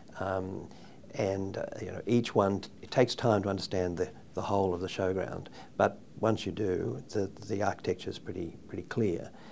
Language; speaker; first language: English; native; English